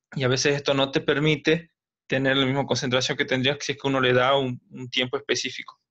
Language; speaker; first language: Spanish; native; Spanish